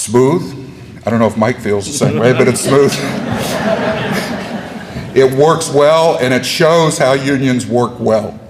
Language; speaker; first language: English; native; English